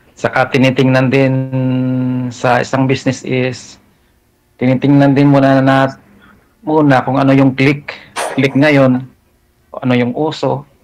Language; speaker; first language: Filipino; non-native, local second language; Hiligaynon